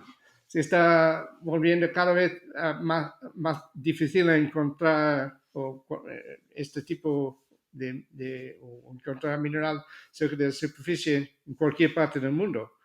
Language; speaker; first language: Spanish; non-native, fluent; English